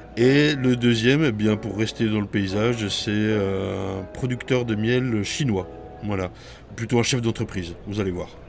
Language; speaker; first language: French; native; French